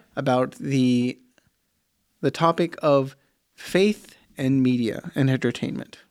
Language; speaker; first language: English; early bilingual, other home language; Plautdietsch